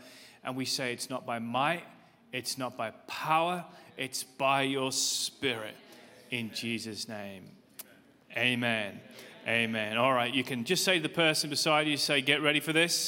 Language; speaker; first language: English; native; English